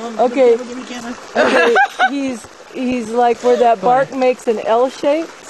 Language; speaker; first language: English; native; English